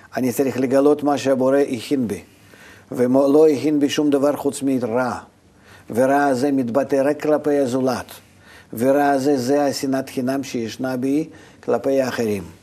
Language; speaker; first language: Hebrew; non-native, fluent; Russian